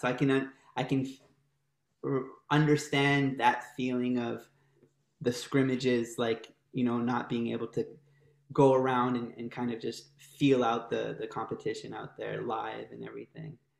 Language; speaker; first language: English; native; English